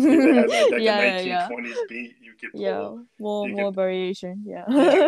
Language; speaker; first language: English; non-native, learner; Japanese